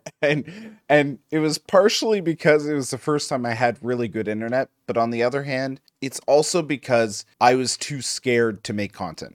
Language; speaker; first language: English; native; English